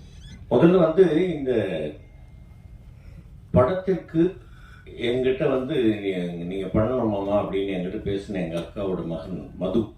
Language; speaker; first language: Tamil; native; Tamil